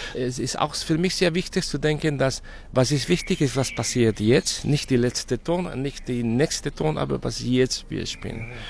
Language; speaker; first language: German; non-native, fluent; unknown